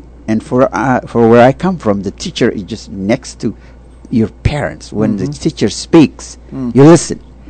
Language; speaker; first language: English; non-native, fluent; Tigrinya